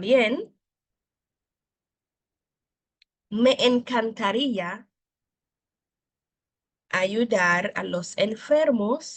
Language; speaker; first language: Spanish; non-native, fluent; English